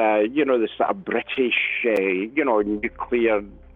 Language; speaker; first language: English; native; English